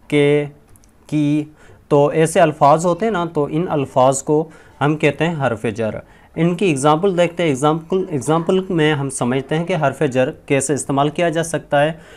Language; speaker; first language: Urdu; non-native, local second language; Sindhi